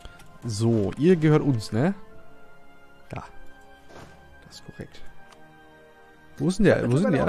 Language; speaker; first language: German; native; German